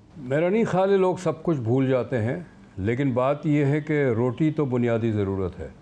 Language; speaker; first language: Urdu; native; Urdu